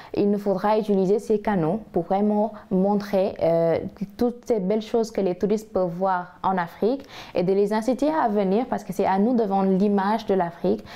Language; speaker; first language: French; non-native, local second language; Wolof